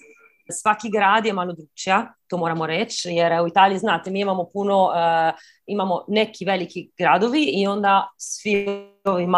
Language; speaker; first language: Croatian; early bilingual, heritage; Croatian